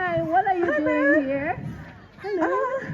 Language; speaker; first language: English; non-native, learner; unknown